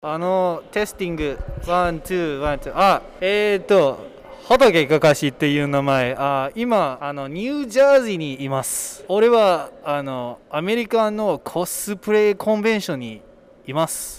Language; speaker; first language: Japanese; non-native, learner; English